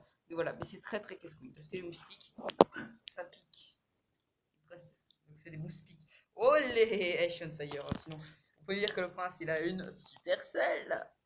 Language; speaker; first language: French; native; French